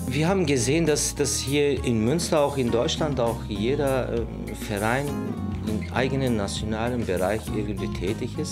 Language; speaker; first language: German; non-native, fluent; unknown